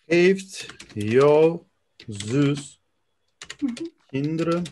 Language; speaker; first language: Dutch; non-native, fluent; Turkish